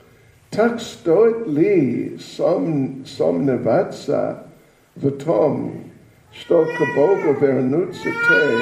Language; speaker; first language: Russian; non-native, learner; English